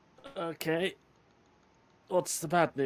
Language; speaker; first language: English; native; English